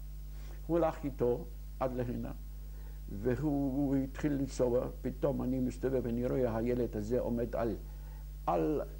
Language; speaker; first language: Hebrew; non-native, fluent; Yiddish